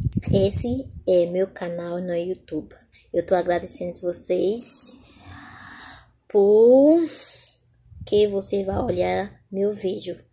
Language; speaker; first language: Portuguese; non-native, learner; Haitian Creole